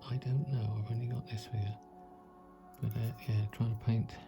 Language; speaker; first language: English; native; English